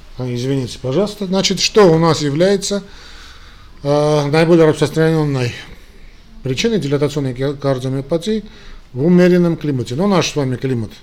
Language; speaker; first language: Russian; non-native, local second language; Armenian